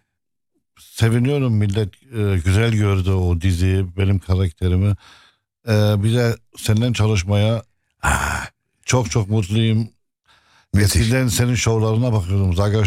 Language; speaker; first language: Turkish; early bilingual, heritage; Arabic